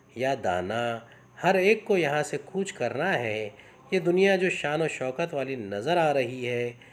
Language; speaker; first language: Urdu; native; Urdu